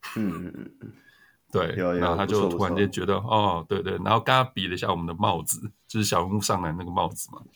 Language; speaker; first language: Chinese; native; Chinese